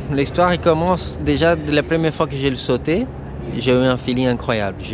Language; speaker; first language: French; non-native, fluent; Portuguese